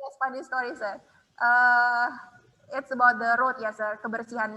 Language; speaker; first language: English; non-native, fluent; Indonesian